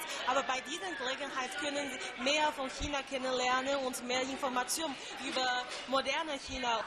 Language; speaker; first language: German; non-native, learner; Chinese